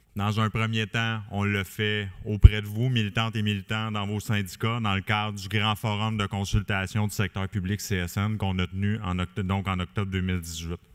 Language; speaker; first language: French; native; French